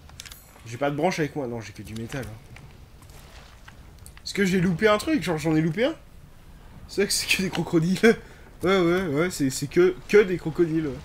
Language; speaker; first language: French; native; French